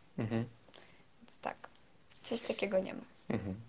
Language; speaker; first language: Polish; non-native, fluent; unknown